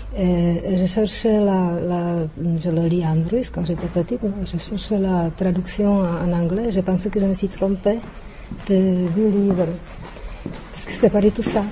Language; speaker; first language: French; non-native, fluent; Czech